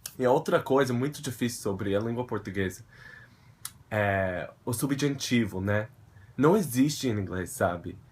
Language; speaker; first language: Portuguese; non-native, fluent; English